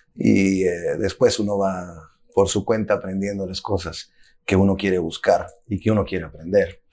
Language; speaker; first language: Spanish; native; Spanish